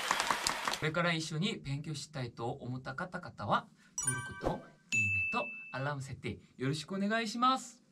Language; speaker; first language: Japanese; non-native, fluent; Korean